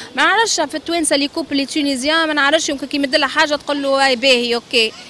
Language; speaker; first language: Arabic; native; Arabic